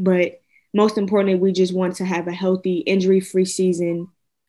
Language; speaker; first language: English; native; English